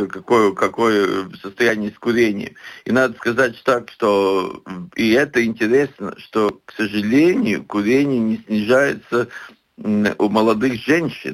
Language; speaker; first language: Russian; non-native, local second language; Latvian